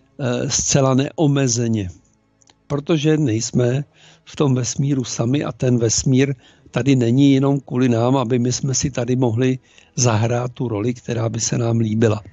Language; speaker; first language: Czech; native; Czech